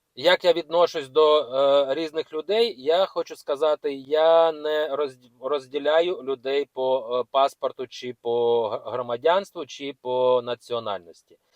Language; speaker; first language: Ukrainian; non-native, local second language; Russian